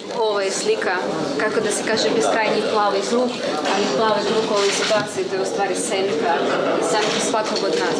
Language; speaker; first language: Bosnian; non-native, fluent; Russian